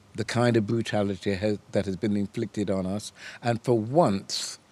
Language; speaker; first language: English; native; English